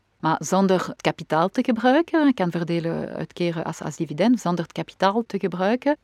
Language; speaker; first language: Dutch; non-native, local second language; French